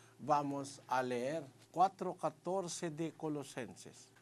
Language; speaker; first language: Spanish; non-native, learner; Filipino